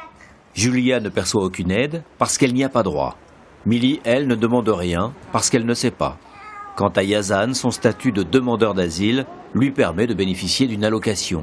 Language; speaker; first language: French; native; French